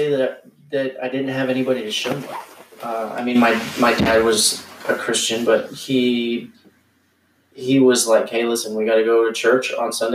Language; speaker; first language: English; native; English